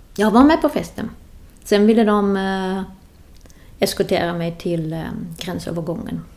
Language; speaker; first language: Swedish; non-native, fluent; German